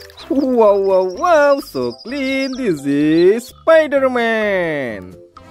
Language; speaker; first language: English; non-native, learner; Indonesian